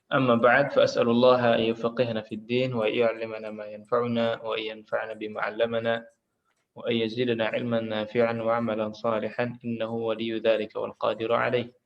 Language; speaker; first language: Arabic; non-native, fluent; Indonesian